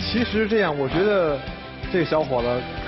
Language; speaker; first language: Chinese; native; Chinese